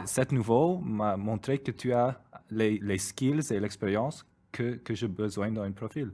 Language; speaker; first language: French; non-native, fluent; Spanish